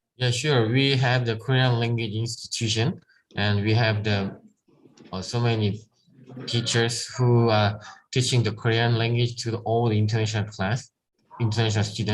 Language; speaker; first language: English; non-native, learner; Korean